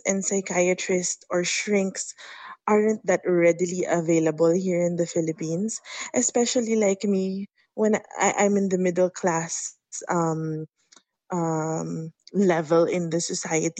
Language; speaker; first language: English; non-native, local second language; Filipino